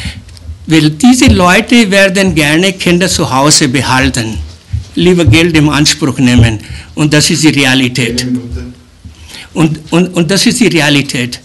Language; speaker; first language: German; early bilingual, other home language; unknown